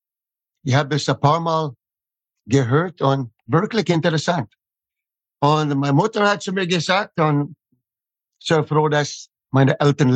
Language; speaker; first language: German; non-native, fluent; English